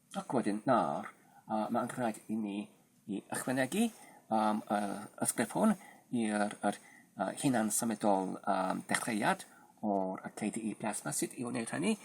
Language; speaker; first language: Welsh; non-native, learner; Polish